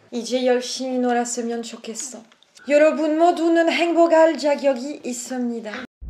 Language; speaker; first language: Korean; non-native, learner; French